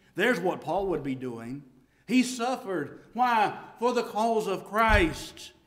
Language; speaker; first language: English; native; English